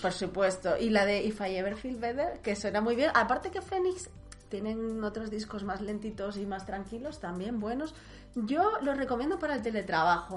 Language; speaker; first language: Spanish; native; Spanish